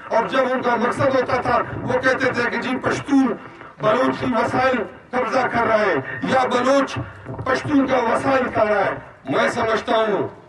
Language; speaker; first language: Urdu; non-native, local second language; Baluchi